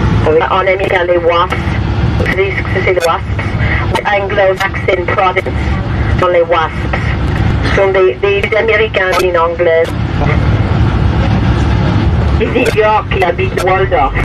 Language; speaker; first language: French; non-native, fluent; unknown